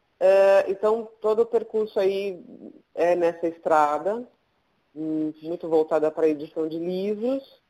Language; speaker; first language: Portuguese; native; Portuguese